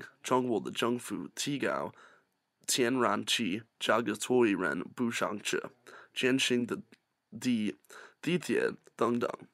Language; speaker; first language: Chinese; non-native, learner; English